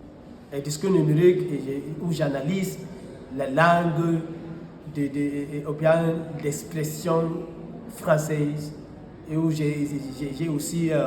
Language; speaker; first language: French; non-native, fluent; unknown